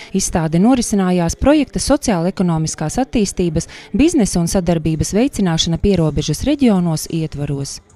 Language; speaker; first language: Latvian; native; Latvian